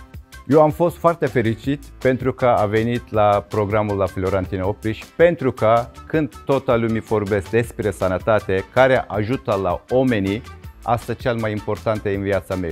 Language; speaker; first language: Romanian; non-native, learner; Turkish